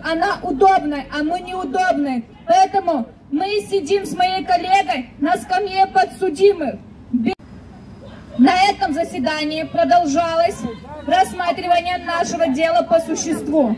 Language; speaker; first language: Russian; native; Russian